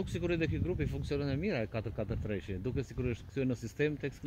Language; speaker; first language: Albanian; native; Albanian